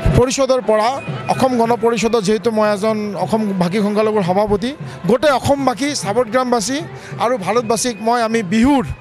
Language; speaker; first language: Assamese; non-native, local second language; Bangla